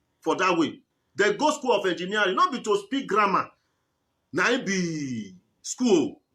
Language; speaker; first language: Nigerian Pidgin; native; Nigerian Pidgin